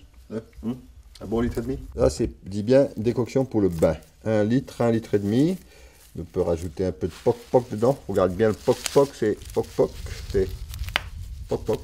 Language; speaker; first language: French; native; French